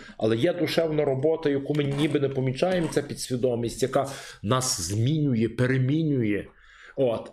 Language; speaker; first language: Ukrainian; native; Ukrainian